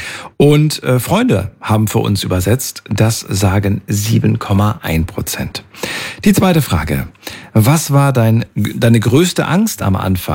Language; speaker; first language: German; native; German